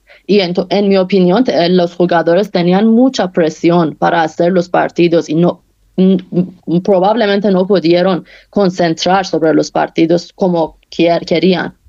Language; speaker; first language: Spanish; non-native, fluent; Persian